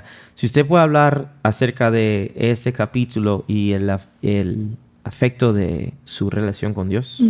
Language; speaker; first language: Spanish; non-native, fluent; English